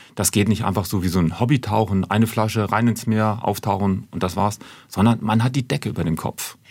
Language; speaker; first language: German; native; German